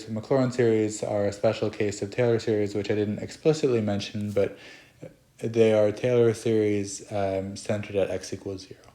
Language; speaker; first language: English; native; English